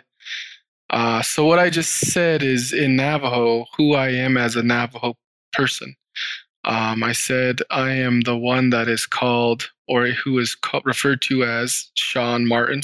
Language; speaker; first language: English; early bilingual, other home language; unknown